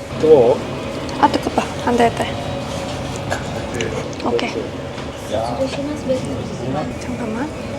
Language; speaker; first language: Korean; non-native, learner; Vietnamese